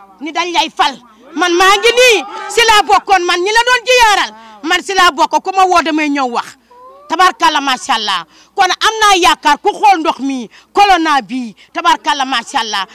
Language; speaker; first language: Wolof; native; Wolof